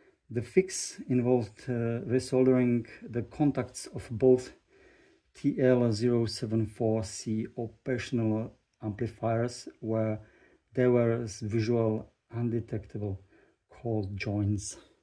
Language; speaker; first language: English; non-native, fluent; Czech